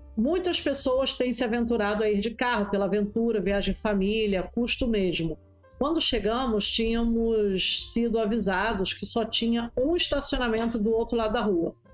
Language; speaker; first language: Portuguese; native; Portuguese